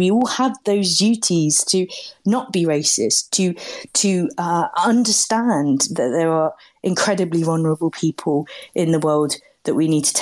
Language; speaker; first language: English; native; English